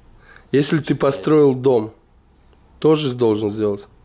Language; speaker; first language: Russian; native; Russian